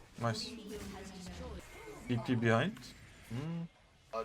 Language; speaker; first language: English; non-native, learner; Turkish